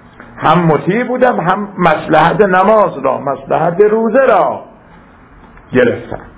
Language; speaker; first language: Persian; native; Persian